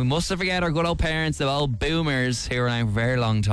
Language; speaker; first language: English; native; English